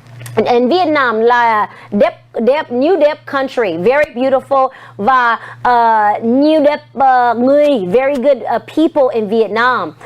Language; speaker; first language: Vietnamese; non-native, learner; English